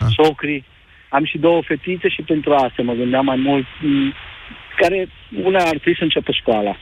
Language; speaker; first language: Romanian; native; Romanian